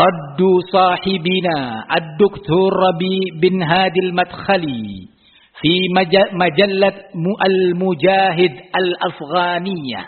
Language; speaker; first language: Arabic; non-native, fluent; Indonesian